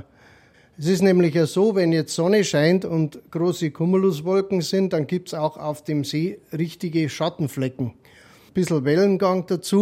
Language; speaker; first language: German; native; German